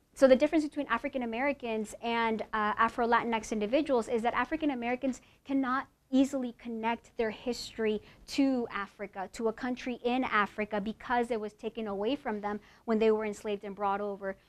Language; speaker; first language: English; native; English